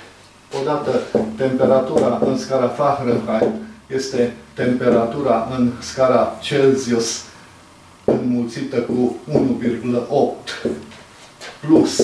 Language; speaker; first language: Romanian; native; Romanian